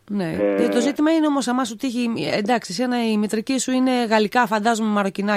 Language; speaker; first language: Greek; native; Greek